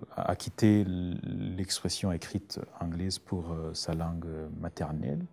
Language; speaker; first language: French; non-native, local second language; Rundi